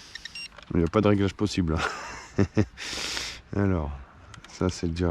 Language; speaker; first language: French; native; French